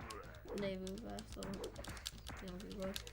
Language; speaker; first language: Welsh; non-native, local second language; English